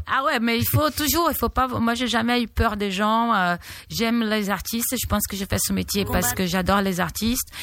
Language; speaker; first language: French; non-native, fluent; Portuguese